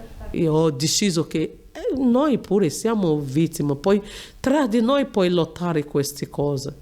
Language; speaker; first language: Italian; non-native, learner; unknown